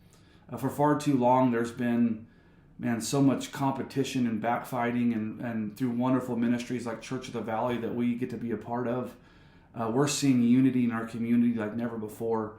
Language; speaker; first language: English; native; English